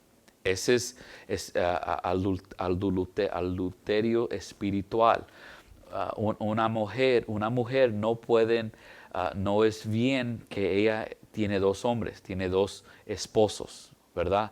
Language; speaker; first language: Spanish; early bilingual, heritage; English